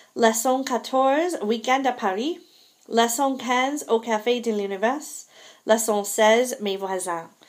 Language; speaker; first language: French; non-native, fluent; English